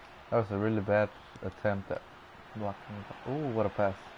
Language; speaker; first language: English; early bilingual, other home language; Spanish